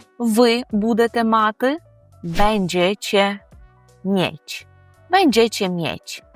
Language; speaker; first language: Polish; non-native, fluent; Ukrainian